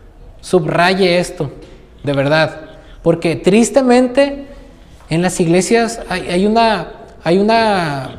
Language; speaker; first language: Spanish; native; Spanish